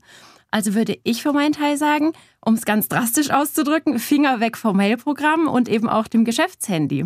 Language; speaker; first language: German; native; German